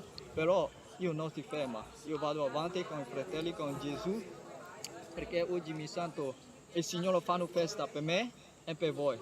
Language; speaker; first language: Italian; non-native, learner; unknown